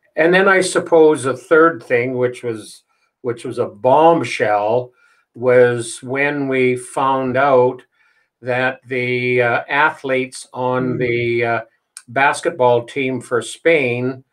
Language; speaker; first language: English; native; English